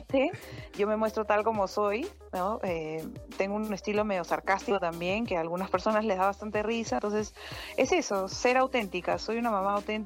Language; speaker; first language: Spanish; native; Spanish